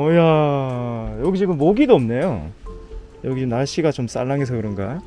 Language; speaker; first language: Korean; native; Korean